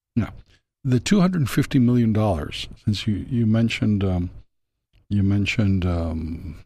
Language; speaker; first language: English; non-native, fluent; Spanish